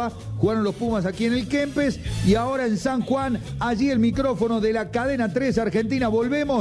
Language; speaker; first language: Spanish; native; Spanish